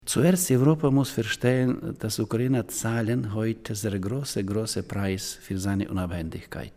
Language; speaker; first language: German; non-native, learner; Ukrainian